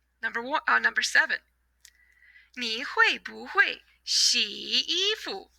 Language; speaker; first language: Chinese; non-native, fluent; English